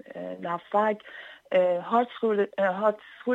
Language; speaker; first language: Dutch; non-native, fluent; Persian